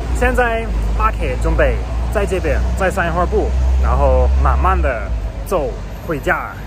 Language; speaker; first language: Chinese; non-native, fluent; German